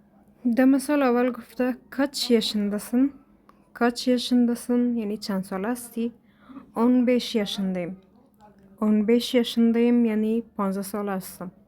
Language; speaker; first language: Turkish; non-native, fluent; Persian